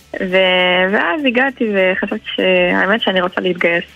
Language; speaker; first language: Hebrew; early bilingual, heritage; Hebrew